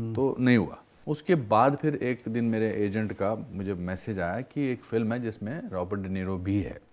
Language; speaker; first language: Hindi; native; Hindi